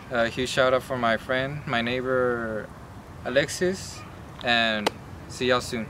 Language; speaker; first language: English; native; English